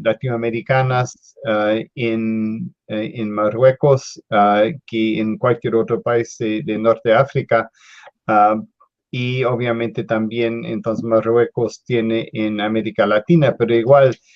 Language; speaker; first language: Spanish; non-native, fluent; English